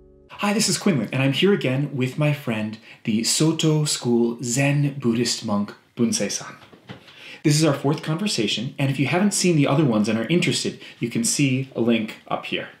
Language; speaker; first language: English; native; English